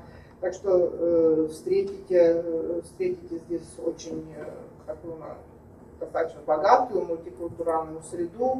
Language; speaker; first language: Russian; non-native, fluent; Czech